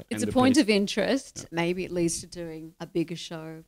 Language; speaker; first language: English; native; English